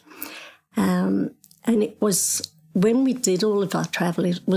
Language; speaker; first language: English; native; English